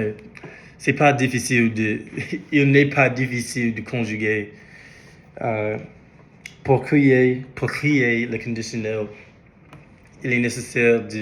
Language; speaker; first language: French; non-native, learner; English